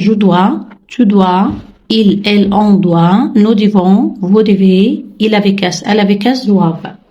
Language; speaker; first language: French; non-native, fluent; Arabic